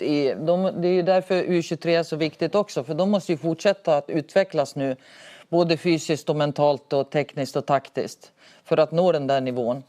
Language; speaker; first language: Swedish; native; Swedish